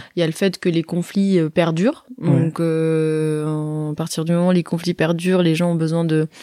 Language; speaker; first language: French; early bilingual, other home language; Arabic